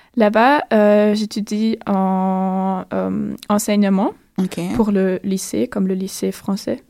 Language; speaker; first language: French; non-native, fluent; German